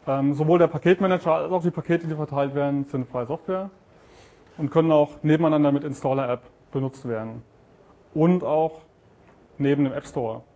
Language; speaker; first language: German; native; German